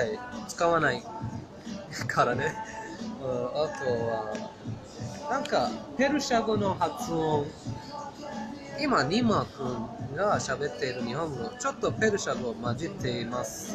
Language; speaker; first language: Japanese; non-native, fluent; Persian